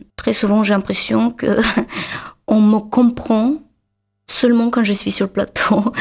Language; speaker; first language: French; non-native, fluent; Uzbek